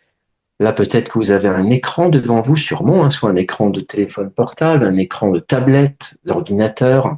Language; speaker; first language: French; native; French